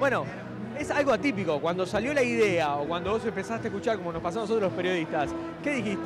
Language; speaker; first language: Spanish; native; Spanish